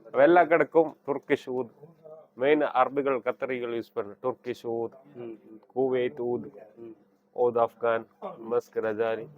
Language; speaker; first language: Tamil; non-native, local second language; Malayalam